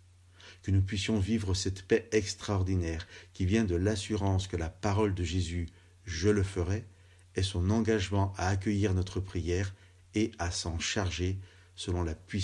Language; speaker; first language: French; native; French